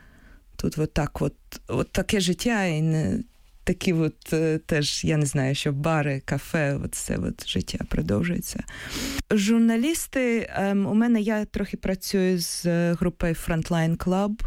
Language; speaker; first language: Ukrainian; non-native, local second language; Russian